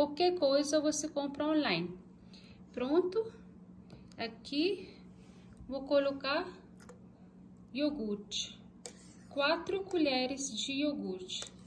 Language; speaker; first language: Portuguese; non-native, fluent; Hindi